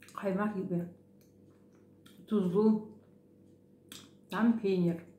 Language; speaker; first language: Turkish; non-native, learner; Russian